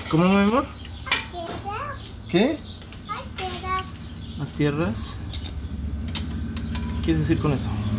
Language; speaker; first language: Spanish; native; Spanish